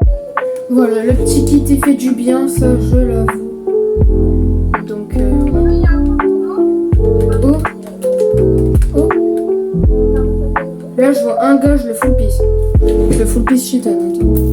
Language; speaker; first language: French; native; French